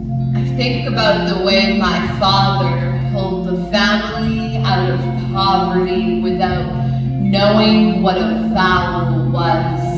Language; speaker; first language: English; early bilingual, other home language; Punjabi